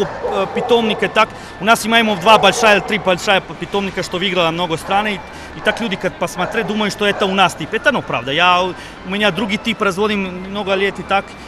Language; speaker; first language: Russian; non-native, learner; Serbian